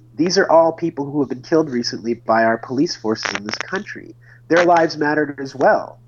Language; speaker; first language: English; native; English